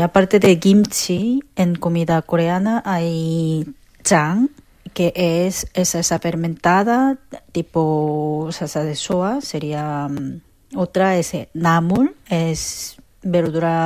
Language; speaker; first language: Spanish; non-native, fluent; Korean